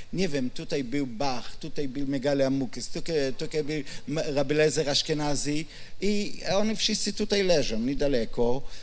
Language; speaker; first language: Polish; non-native, learner; Hebrew